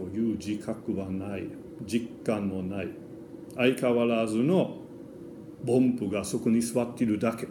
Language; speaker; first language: Japanese; non-native, fluent; German